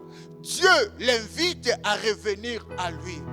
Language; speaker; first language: French; non-native, local second language; Lingala